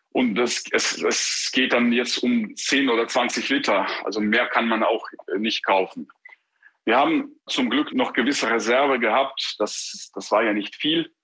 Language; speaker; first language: German; non-native, fluent; Ukrainian